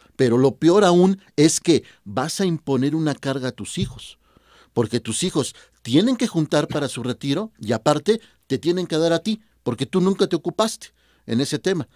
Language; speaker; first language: Spanish; native; Spanish